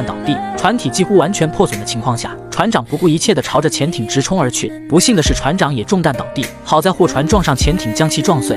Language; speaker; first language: Chinese; native; Chinese